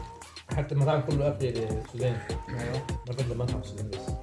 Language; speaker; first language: Arabic; non-native, learner; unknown